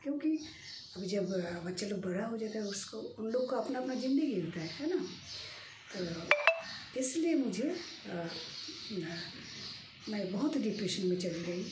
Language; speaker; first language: Hindi; non-native, local second language; Bangla